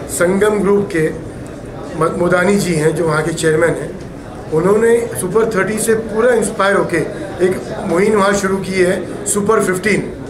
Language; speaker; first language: Hindi; native; Hindi